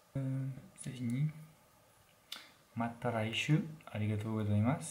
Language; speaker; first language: Japanese; non-native, learner; French